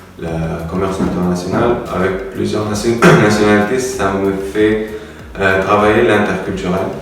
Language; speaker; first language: French; non-native, local second language; Arabic